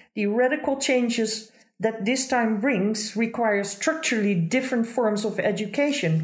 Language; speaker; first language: English; non-native, fluent; Dutch